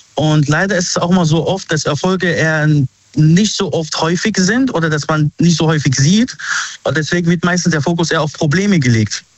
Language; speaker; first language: German; non-native, fluent; Arabic